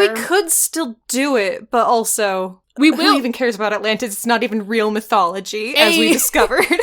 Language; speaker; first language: English; native; English